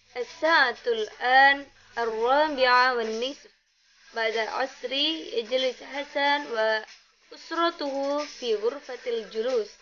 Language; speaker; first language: Arabic; non-native, learner; Indonesian